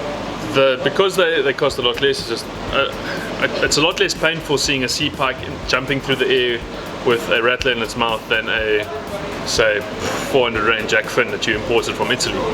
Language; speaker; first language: English; native; English